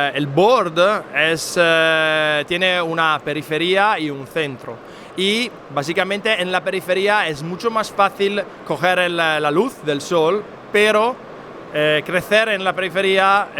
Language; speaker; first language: Spanish; non-native, fluent; Italian